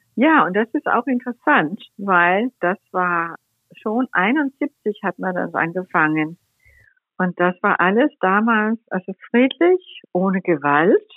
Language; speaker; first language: German; non-native, fluent; Danish